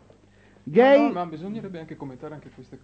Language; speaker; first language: Italian; native; Italian